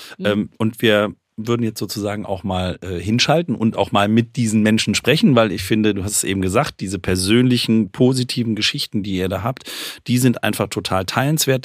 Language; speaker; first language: German; native; German